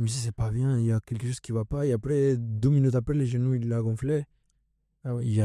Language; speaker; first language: French; non-native, fluent; Spanish